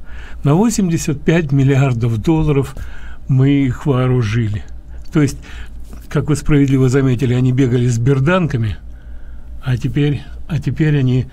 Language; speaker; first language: Russian; native; Russian